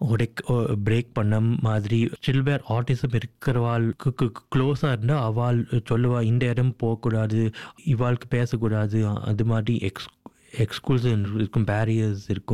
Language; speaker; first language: Tamil; early bilingual, heritage; Tamil